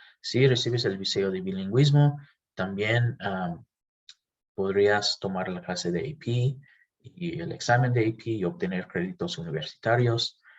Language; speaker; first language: Spanish; non-native, fluent; English